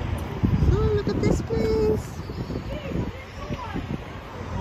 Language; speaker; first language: English; non-native, local second language; Filipino